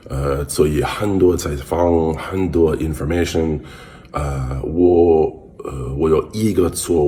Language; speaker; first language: Chinese; non-native, learner; English